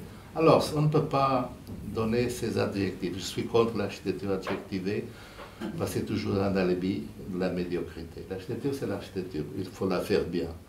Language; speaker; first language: French; non-native, fluent; Portuguese